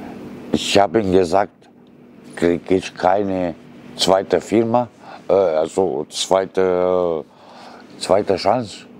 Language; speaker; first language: German; non-native, learner; Romanian